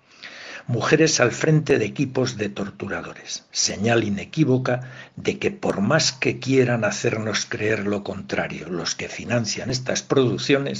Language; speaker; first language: Spanish; native; Spanish